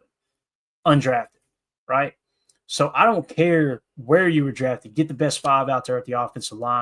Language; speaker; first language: English; native; English